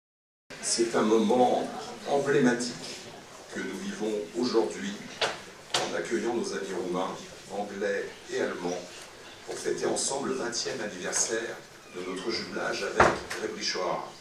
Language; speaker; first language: French; native; French